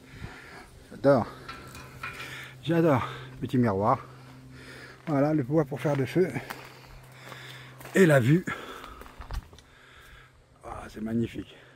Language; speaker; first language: French; native; French